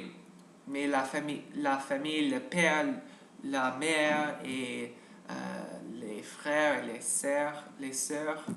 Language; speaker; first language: French; non-native, learner; English